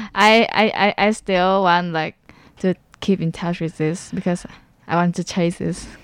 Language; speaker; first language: English; non-native, learner; Vietnamese